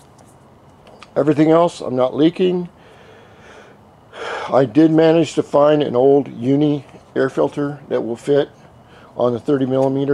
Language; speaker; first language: English; native; English